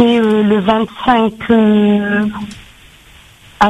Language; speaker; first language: French; non-native, learner; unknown